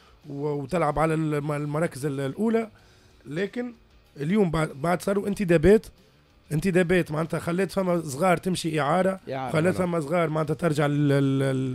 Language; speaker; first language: Arabic; native; Arabic